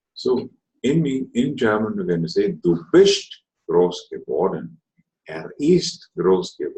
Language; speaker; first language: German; non-native, fluent; Telugu